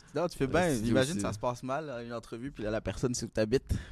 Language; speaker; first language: French; native; French